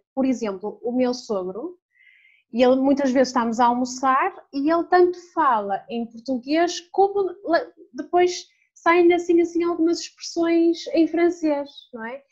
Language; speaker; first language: Portuguese; native; Portuguese